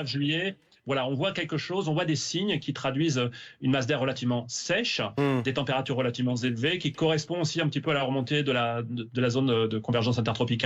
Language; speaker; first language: French; native; French